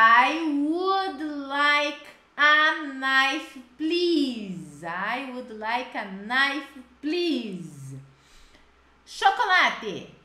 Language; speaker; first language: English; non-native, fluent; Portuguese